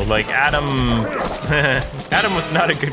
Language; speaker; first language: English; native; English